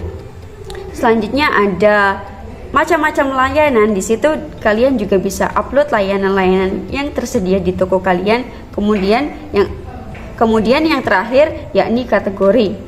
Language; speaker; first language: Indonesian; native; Indonesian